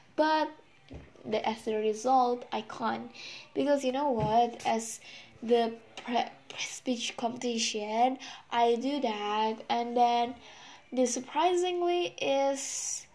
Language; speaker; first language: English; non-native, learner; Indonesian